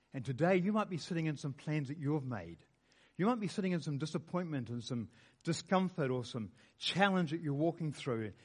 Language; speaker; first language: English; native; English